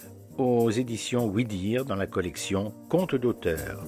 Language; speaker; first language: French; native; French